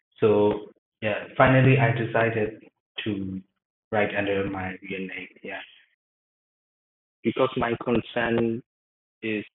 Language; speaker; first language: English; non-native, learner; Burmese